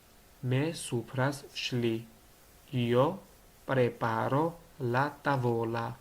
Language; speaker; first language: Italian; non-native, learner; Georgian